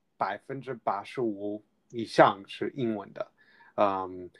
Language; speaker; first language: Chinese; non-native, fluent; English